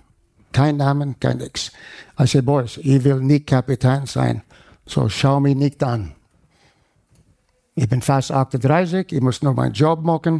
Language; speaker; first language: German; non-native, fluent; English